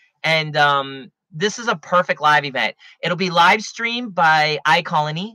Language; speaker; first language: English; native; English